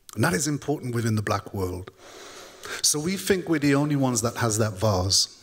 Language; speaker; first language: English; native; English